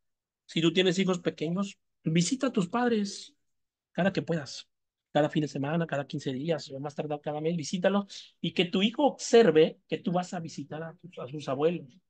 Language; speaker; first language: Spanish; native; Spanish